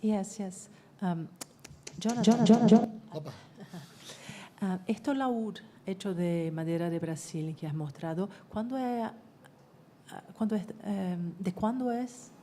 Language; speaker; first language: Spanish; non-native, fluent; French